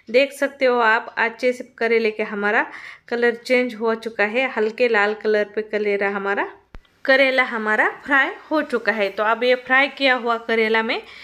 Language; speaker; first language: Hindi; non-native, local second language; Marathi